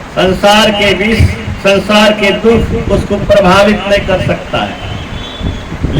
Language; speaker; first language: Hindi; native; Hindi